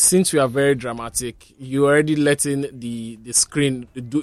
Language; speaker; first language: English; non-native, local second language; Yoruba